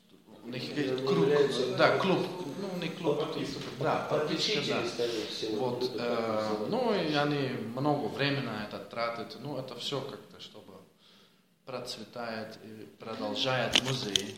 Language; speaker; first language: Russian; non-native, learner; Dutch